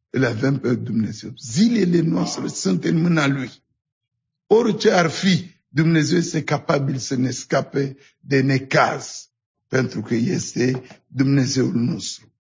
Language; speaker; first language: Romanian; non-native, fluent; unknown